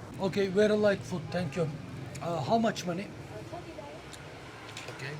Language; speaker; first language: English; non-native, learner; Turkish